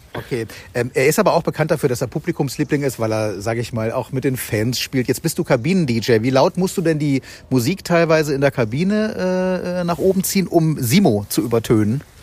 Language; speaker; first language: German; native; German